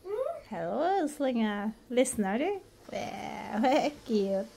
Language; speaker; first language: Swedish; non-native, learner; Filipino